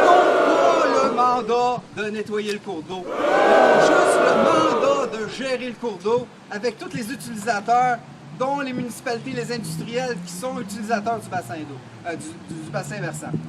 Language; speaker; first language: French; native; French